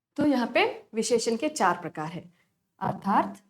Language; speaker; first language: Hindi; non-native, local second language; Kannada